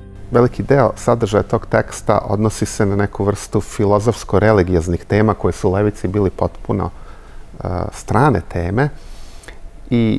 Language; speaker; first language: Serbian; native; Serbian